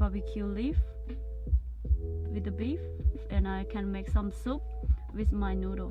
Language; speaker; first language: English; non-native, learner; Thai